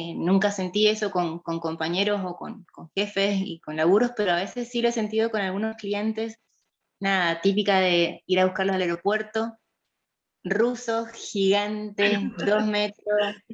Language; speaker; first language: Spanish; native; Spanish